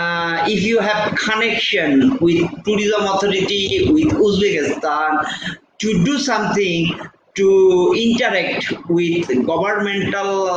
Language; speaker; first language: English; non-native, fluent; Bangla